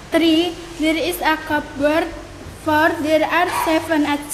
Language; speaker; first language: English; non-native, learner; Indonesian